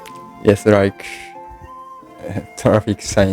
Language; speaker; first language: English; non-native, learner; Japanese